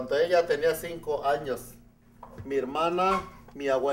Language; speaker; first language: Spanish; non-native, local second language; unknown